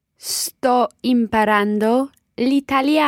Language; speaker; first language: Italian; non-native, learner; English